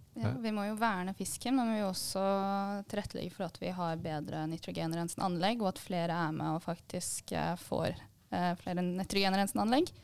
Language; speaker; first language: Norwegian; native; Norwegian